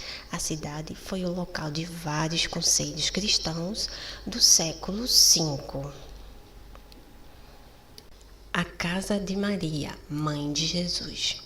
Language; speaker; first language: Portuguese; native; Portuguese